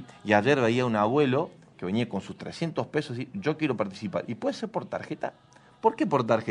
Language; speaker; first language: Spanish; native; Spanish